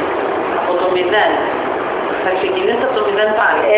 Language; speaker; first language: Greek; native; Greek